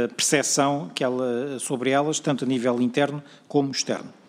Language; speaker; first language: Portuguese; native; Portuguese